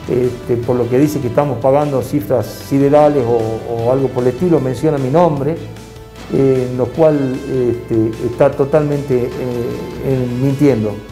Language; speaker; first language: Spanish; native; Spanish